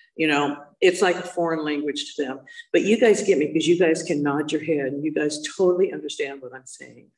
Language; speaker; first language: English; native; English